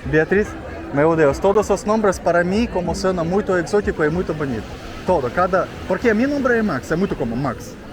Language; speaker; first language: Portuguese; non-native, learner; Russian